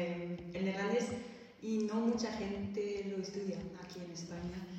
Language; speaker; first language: Spanish; non-native, fluent; Dutch